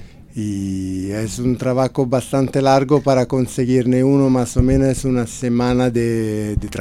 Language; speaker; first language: Spanish; non-native, fluent; Italian